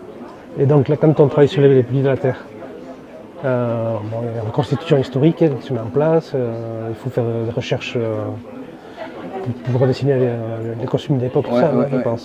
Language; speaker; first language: French; native; French